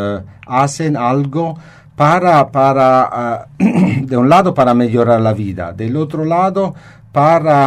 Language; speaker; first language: Spanish; non-native, fluent; Italian